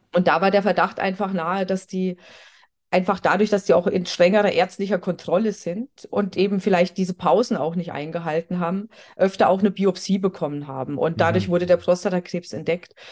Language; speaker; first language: German; native; German